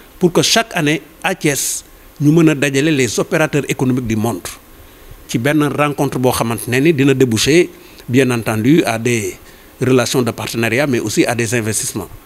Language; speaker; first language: French; non-native, local second language; Wolof